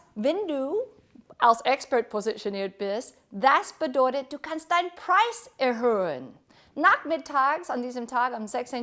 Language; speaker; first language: German; non-native, fluent; English